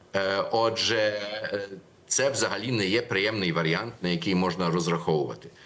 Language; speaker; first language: Ukrainian; early bilingual, heritage; Ukrainian